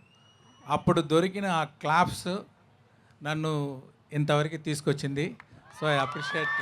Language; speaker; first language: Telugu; non-native, fluent; Tamil